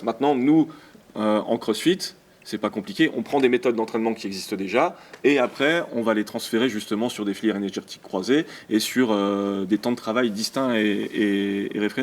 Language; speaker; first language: French; native; French